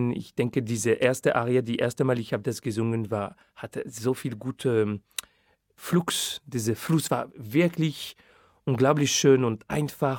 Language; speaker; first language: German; non-native, fluent; French